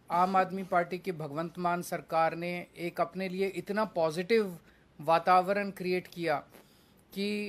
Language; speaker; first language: Hindi; native; Hindi